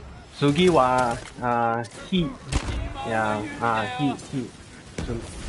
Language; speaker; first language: Japanese; non-native, learner; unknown